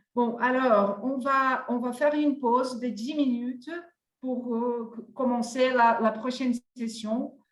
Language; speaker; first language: French; non-native, fluent; Portuguese